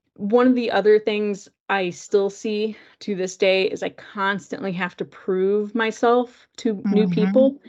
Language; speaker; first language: English; native; English